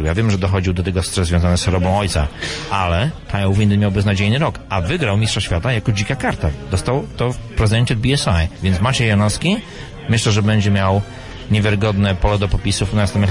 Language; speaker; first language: Polish; native; Polish